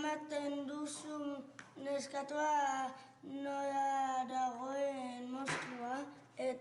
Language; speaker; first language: Basque; non-native, local second language; Spanish